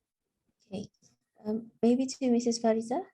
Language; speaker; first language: English; non-native, fluent; Indonesian